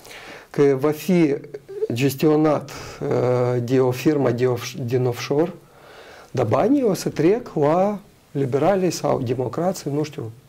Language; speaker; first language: Romanian; non-native, local second language; Russian